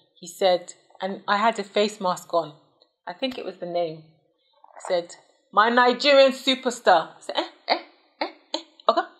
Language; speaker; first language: English; native; English